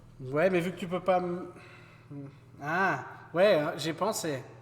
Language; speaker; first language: French; native; French